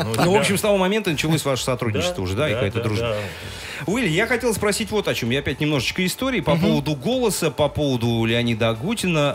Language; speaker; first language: Russian; native; Russian